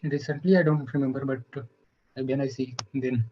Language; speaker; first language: English; non-native, learner; Hindi